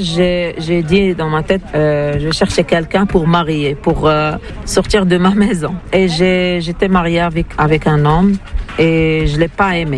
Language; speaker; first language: French; non-native, learner; Arabic